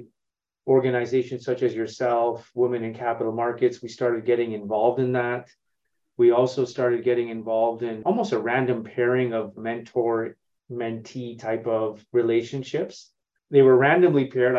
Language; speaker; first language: English; native; English